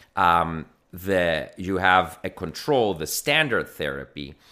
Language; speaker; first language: English; non-native, fluent; Greek